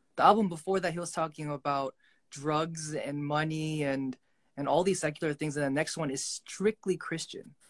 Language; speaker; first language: English; early bilingual, other home language; Korean